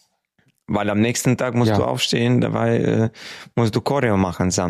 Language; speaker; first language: German; non-native, fluent; Hungarian